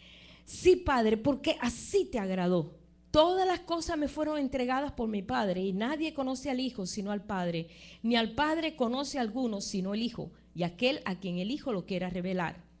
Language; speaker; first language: Spanish; native; Spanish